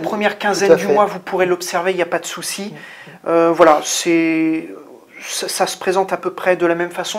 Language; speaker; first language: French; native; French